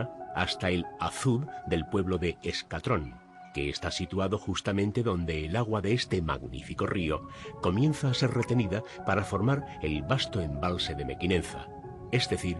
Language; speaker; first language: Spanish; native; Spanish